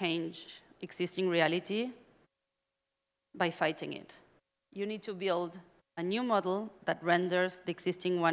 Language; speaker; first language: English; non-native, fluent; Spanish